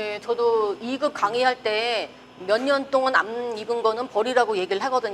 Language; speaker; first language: Korean; native; Korean